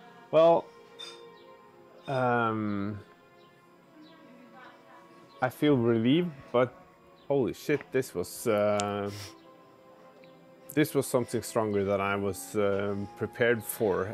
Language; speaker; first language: English; non-native, fluent; Norwegian